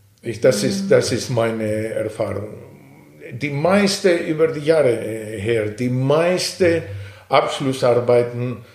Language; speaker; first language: German; non-native, fluent; Greek